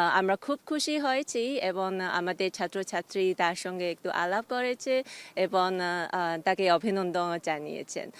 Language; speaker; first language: Bangla; non-native, fluent; Chinese